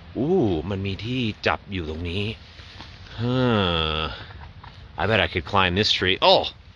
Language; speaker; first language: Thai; non-native, fluent; English